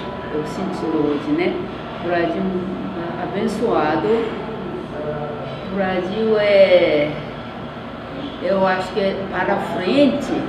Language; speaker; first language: Portuguese; non-native, learner; Korean